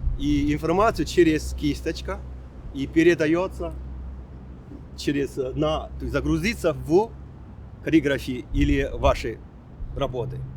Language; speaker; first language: Russian; non-native, fluent; Chinese